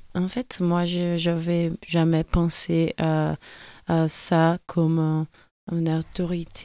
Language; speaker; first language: French; non-native, fluent; Portuguese